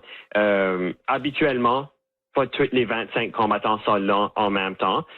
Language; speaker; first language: French; native; French